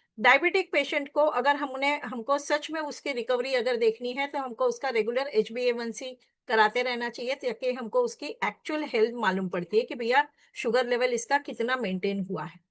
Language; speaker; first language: Hindi; non-native, local second language; Marathi